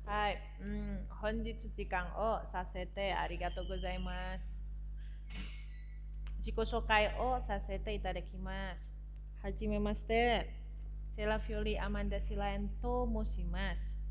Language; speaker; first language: Japanese; non-native, learner; Indonesian